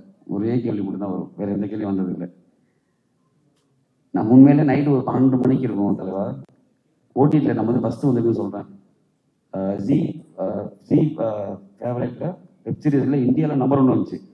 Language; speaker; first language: Tamil; native; Tamil